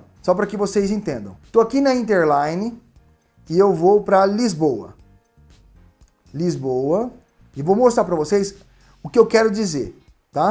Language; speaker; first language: Portuguese; native; Portuguese